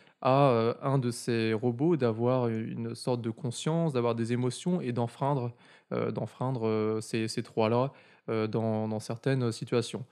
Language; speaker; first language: French; native; French